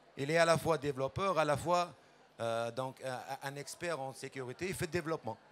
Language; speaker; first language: French; non-native, local second language; Arabic